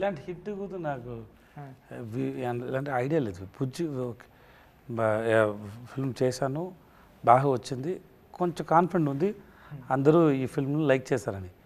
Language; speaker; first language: Telugu; non-native, learner; Tamil